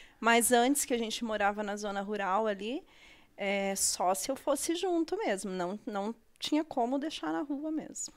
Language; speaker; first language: Portuguese; native; Portuguese